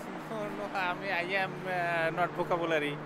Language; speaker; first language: English; non-native, learner; Spanish